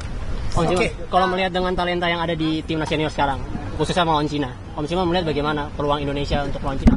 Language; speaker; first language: Indonesian; native; Indonesian